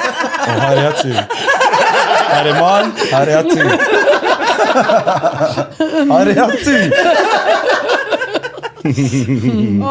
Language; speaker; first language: Māori; non-native, local second language; English